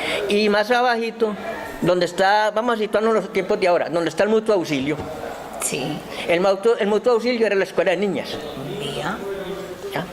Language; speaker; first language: Spanish; native; Spanish